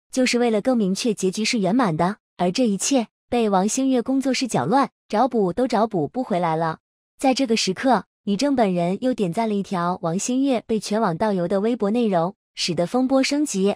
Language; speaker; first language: Chinese; native; Chinese